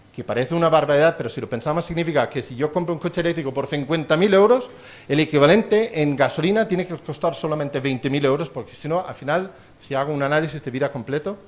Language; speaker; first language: Spanish; non-native, fluent; Danish